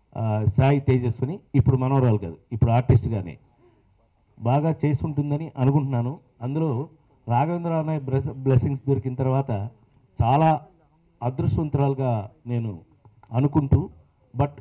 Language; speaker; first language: Telugu; native; Telugu